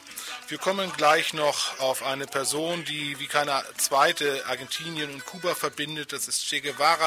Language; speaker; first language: German; native; German